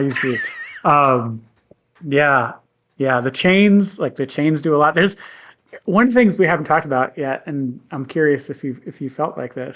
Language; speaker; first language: English; native; English